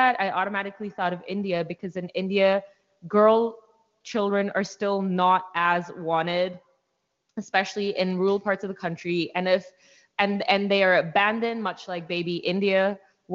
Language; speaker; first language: English; non-native, local second language; Hindi